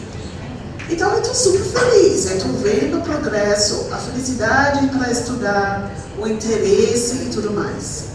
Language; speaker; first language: Portuguese; non-native, fluent; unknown